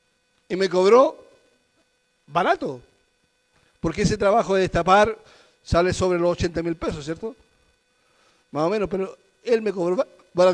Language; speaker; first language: Spanish; native; Spanish